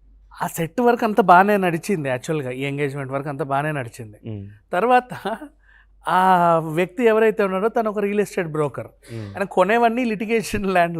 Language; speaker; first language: Telugu; native; Telugu